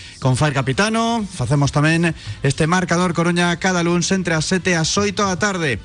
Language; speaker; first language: Galician; native; Galician